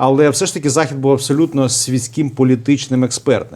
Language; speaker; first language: Ukrainian; native; Ukrainian